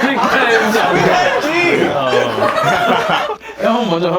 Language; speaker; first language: Korean; early bilingual, other home language; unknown